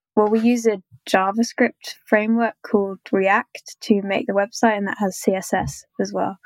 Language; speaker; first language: English; native; English